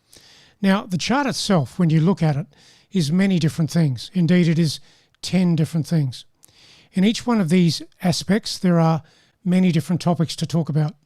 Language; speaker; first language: English; native; English